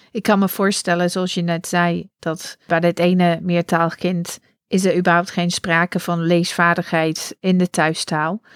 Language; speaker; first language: Dutch; non-native, fluent; English